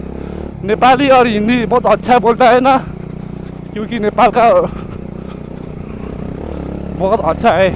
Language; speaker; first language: Hindi; non-native, learner; Nepali